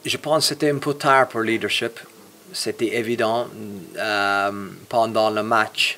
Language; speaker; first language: French; non-native, fluent; English